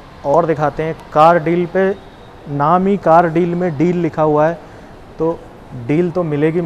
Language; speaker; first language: Hindi; native; Hindi